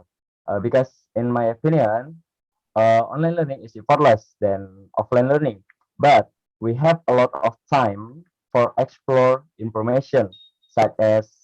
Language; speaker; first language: English; non-native, learner; Indonesian